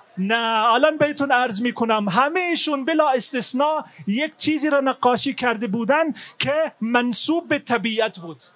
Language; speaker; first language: Persian; non-native, fluent; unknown